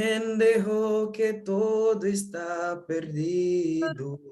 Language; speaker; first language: Spanish; non-native, learner; Portuguese